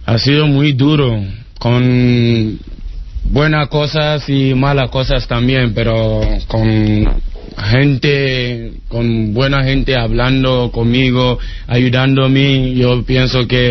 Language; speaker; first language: Spanish; non-native, learner; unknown